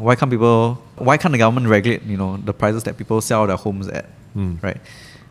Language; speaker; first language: English; native; English